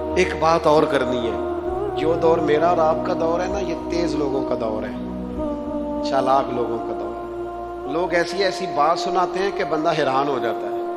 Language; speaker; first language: Urdu; non-native, local second language; Punjabi